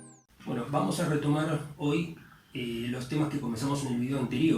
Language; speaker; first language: Spanish; native; Spanish